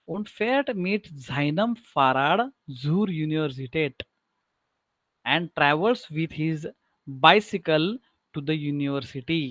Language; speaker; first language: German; non-native, learner; Marathi